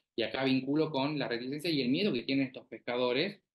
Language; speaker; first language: Spanish; native; Spanish